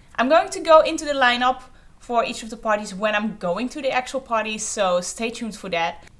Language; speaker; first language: English; non-native, fluent; Dutch